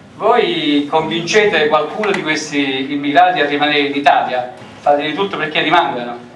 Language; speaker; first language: Italian; native; Italian